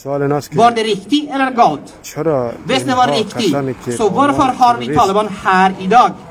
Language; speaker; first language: Norwegian; non-native, fluent; Persian